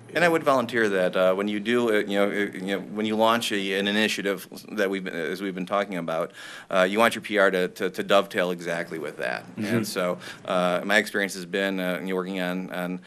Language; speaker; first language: English; native; English